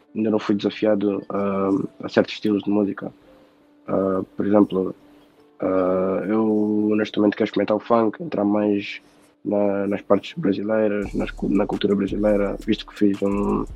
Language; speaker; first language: Portuguese; native; Portuguese